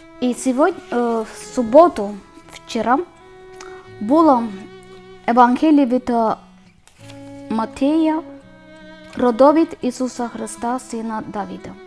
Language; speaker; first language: Ukrainian; non-native, learner; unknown